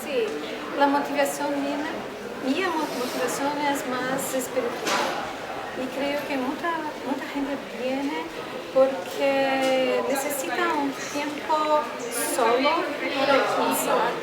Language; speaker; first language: Spanish; non-native, local second language; Portuguese